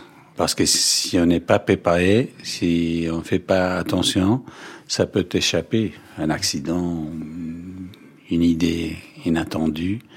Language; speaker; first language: French; non-native, fluent; English